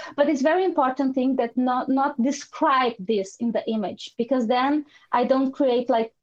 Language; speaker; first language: English; non-native, fluent; Portuguese